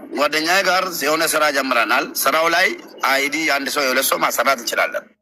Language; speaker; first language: Amharic; non-native, local second language; Oromo